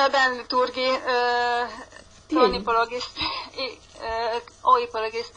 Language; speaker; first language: Greek; non-native, learner; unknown